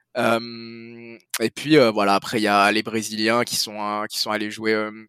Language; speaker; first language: French; native; French